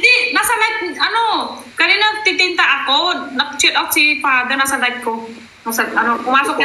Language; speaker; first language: Filipino; non-native, local second language; Cebuano